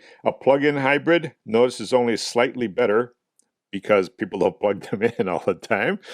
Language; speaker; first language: English; native; English